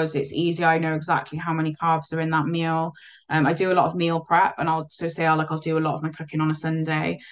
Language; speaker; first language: English; native; English